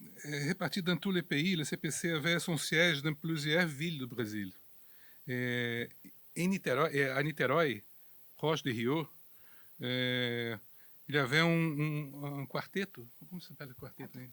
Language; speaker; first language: French; non-native, fluent; Portuguese